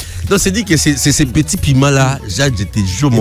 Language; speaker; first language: French; non-native, local second language; Lingala